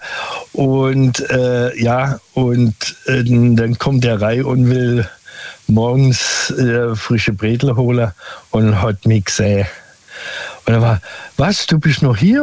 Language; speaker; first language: German; native; German